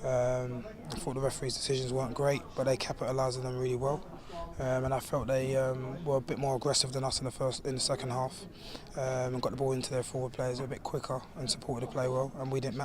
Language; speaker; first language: English; native; English